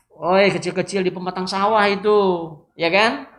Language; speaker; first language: Indonesian; non-native, local second language; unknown